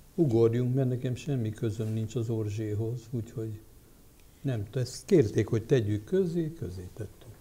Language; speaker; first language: Hungarian; native; Hungarian